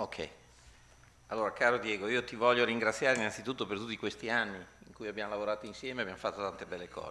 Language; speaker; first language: Italian; native; Italian